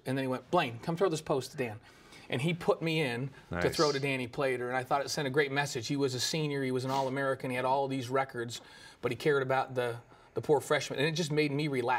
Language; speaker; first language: English; native; English